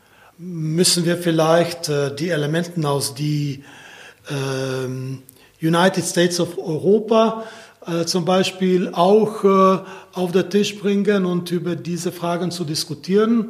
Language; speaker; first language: German; non-native, fluent; Slovenian